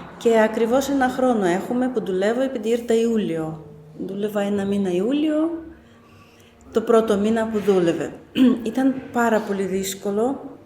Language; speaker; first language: Greek; non-native, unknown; Ukrainian